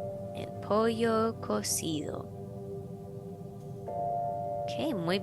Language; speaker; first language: Spanish; non-native, fluent; English